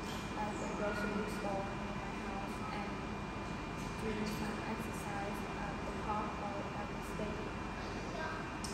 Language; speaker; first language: English; non-native, learner; Vietnamese